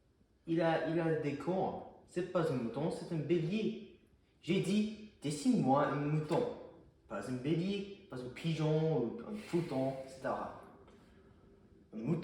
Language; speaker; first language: French; non-native, learner; English